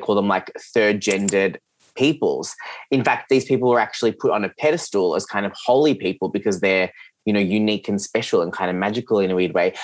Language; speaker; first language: English; early bilingual, other home language; Serbian